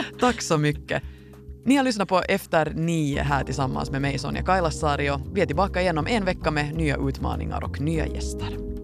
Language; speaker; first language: Swedish; native; Swedish